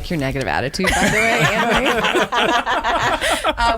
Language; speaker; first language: English; native; English